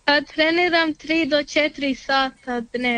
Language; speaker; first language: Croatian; early bilingual, heritage; Serbian